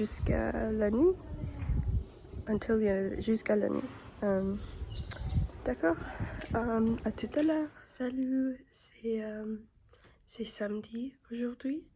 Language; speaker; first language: French; non-native, learner; English